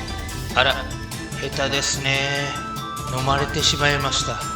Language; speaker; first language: Japanese; native; Japanese